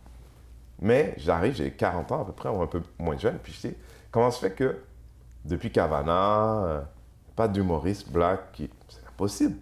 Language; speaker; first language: French; early bilingual, other home language; Haitian Creole